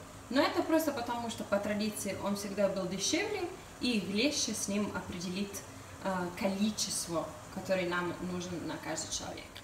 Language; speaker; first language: Russian; non-native, fluent; Italian